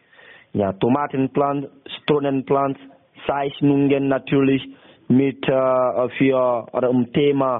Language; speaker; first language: German; non-native, learner; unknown